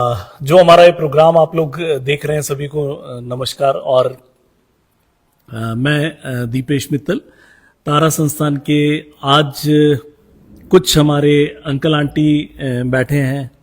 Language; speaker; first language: Hindi; native; Hindi